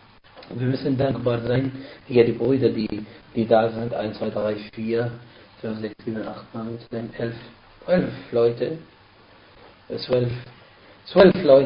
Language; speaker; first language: German; non-native, fluent; Arabic